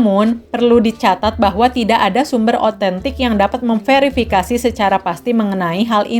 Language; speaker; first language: Indonesian; native; Indonesian